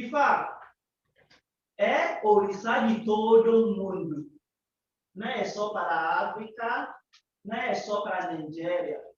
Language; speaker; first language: Portuguese; non-native, learner; Yoruba